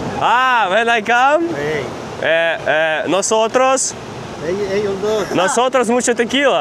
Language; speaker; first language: Spanish; non-native, learner; Ukrainian